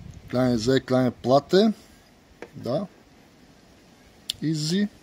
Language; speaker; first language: German; non-native, learner; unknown